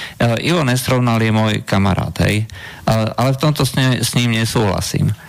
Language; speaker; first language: Slovak; native; Slovak